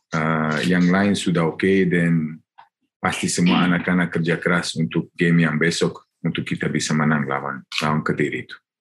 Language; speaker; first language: Indonesian; non-native, learner; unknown